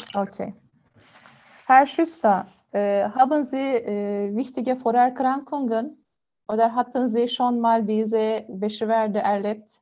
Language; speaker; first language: German; non-native, learner; Turkish